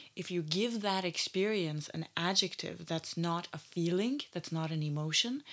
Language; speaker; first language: English; native; English